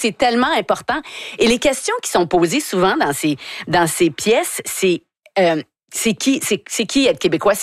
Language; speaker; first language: French; native; French